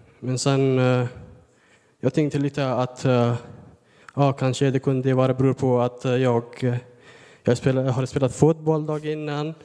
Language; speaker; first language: Swedish; non-native, learner; Persian